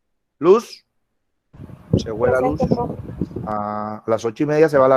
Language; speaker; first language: Spanish; native; Spanish